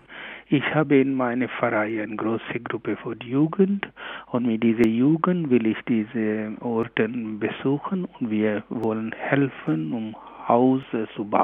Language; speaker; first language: German; non-native, learner; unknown